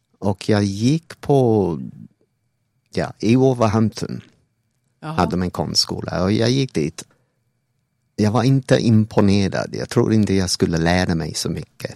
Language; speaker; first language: Swedish; non-native, fluent; English